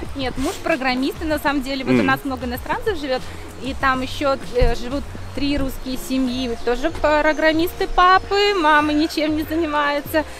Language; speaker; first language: Russian; native; Russian